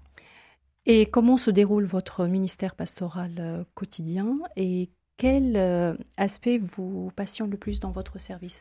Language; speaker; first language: French; native; French